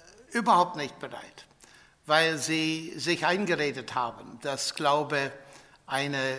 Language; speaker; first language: German; non-native, fluent; English